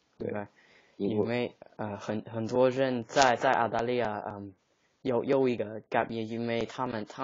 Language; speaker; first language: Chinese; non-native, learner; English